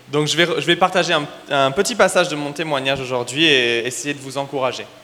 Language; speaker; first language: French; native; French